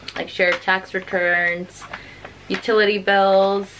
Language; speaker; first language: English; native; English